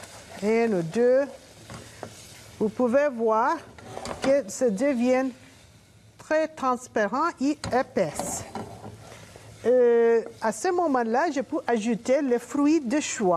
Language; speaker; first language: French; non-native, learner; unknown